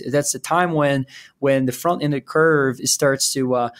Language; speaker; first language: English; non-native, fluent; Portuguese